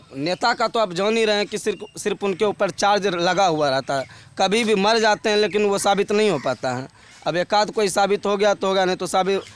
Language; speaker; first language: Hindi; native; Hindi